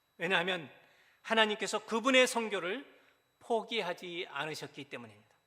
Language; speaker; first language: Korean; native; Korean